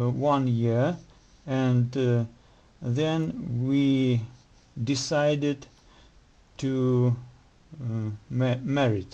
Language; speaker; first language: English; non-native, learner; Russian